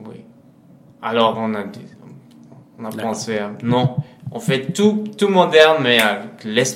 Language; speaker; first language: French; non-native, fluent; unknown